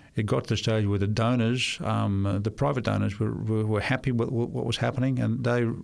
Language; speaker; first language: English; non-native, local second language; Russian